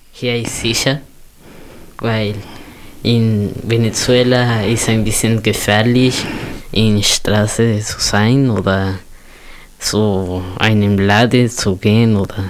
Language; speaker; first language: German; non-native, learner; Spanish